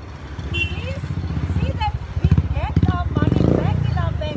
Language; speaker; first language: English; non-native, local second language; Konkani